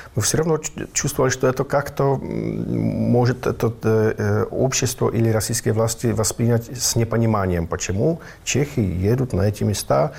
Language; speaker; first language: Russian; non-native, fluent; Czech